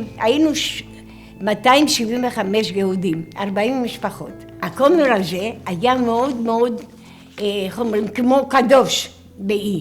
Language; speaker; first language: Hebrew; non-native, fluent; Greek